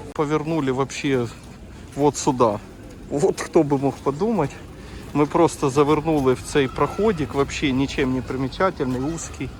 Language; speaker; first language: Russian; non-native, local second language; Ukrainian